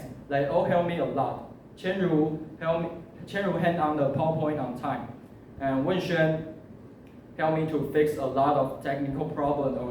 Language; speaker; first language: English; non-native, learner; Chinese